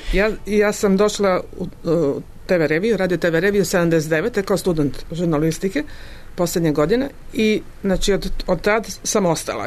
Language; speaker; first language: Serbian; native; Serbian